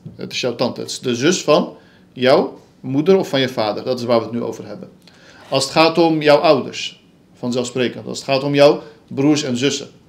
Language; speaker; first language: Dutch; early bilingual, other home language; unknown